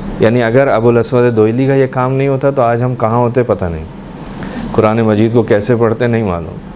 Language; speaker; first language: Urdu; native; Urdu